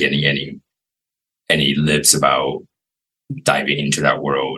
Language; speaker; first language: English; non-native, fluent; Chinese